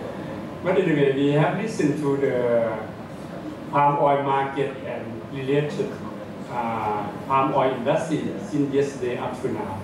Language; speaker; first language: English; non-native, fluent; Thai